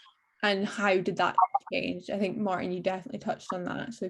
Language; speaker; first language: English; native; English